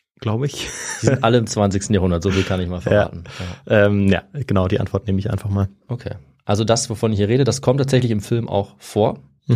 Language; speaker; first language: German; native; German